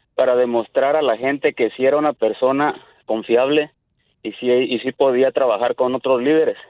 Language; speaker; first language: Spanish; native; Spanish